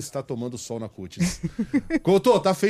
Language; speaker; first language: Portuguese; native; Portuguese